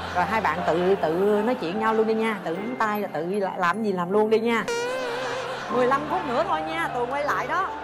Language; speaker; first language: Vietnamese; native; Vietnamese